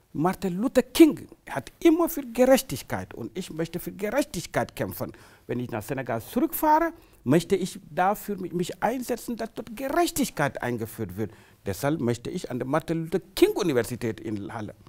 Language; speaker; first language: German; non-native, fluent; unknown